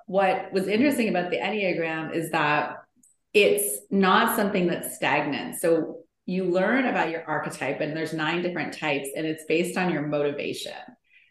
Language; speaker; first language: English; native; English